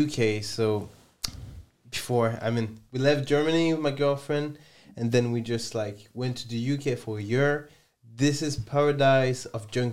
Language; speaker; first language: English; non-native, fluent; French